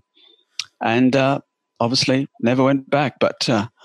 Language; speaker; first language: English; native; English